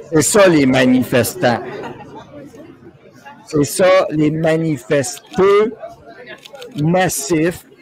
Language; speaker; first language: French; native; French